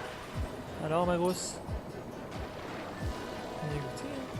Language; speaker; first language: French; native; French